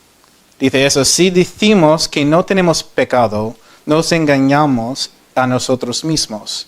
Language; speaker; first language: Spanish; non-native, learner; English